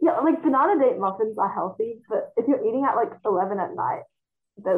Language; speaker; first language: English; non-native, fluent; Chinese